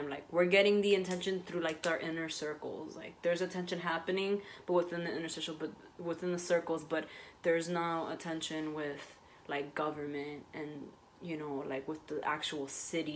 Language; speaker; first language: English; native; English